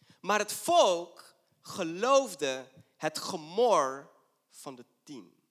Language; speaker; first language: Dutch; non-native, fluent; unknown